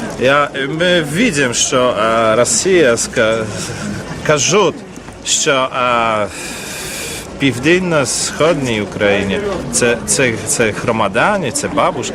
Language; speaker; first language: Ukrainian; non-native, learner; Polish